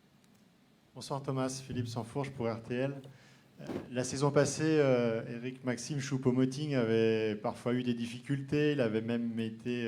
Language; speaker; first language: French; native; French